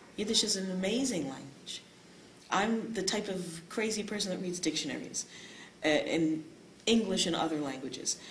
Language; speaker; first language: English; native; English